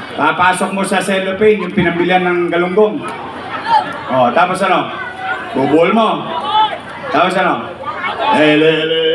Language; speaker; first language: Filipino; native; Filipino